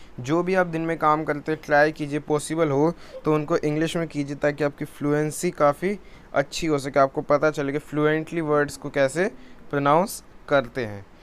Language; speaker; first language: Hindi; native; Hindi